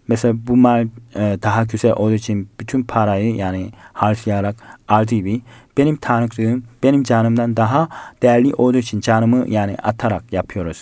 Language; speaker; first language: Turkish; non-native, fluent; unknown